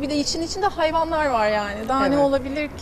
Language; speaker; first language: Turkish; native; Turkish